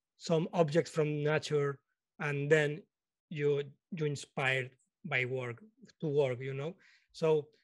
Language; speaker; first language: English; non-native, learner; Spanish